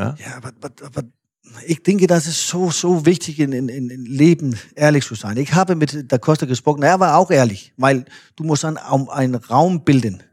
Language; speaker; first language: German; non-native, fluent; Danish